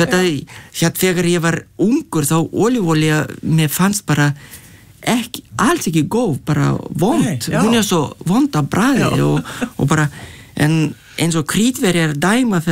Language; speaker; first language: Icelandic; non-native, fluent; Lithuanian